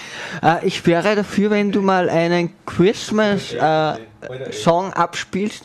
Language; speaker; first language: German; native; German